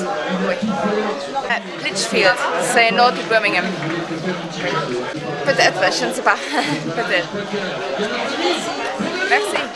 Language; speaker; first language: French; non-native, learner; English